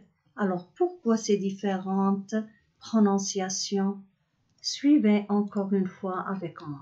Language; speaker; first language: French; non-native, local second language; Arabic